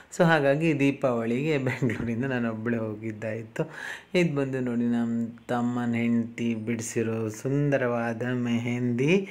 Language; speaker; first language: Kannada; native; Kannada